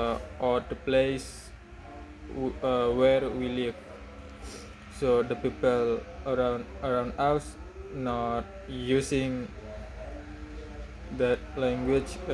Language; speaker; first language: English; non-native, learner; Indonesian